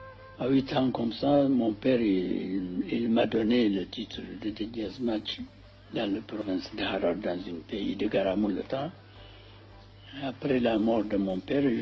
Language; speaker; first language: French; non-native, fluent; Amharic